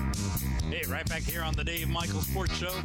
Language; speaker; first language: English; native; English